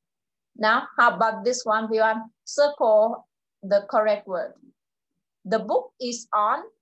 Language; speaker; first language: English; non-native, fluent; Vietnamese